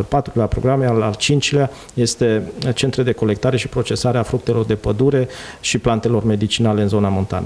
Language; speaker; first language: Romanian; native; Romanian